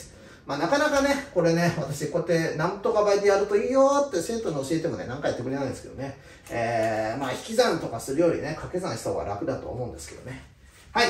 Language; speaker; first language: Japanese; native; Japanese